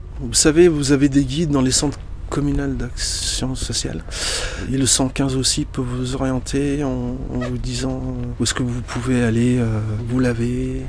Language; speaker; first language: French; early bilingual, other home language; Arabic